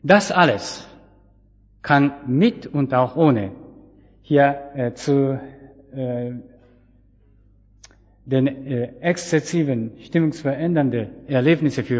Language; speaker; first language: German; non-native, fluent; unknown